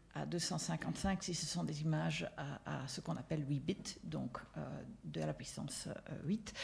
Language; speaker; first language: French; non-native, fluent; Dutch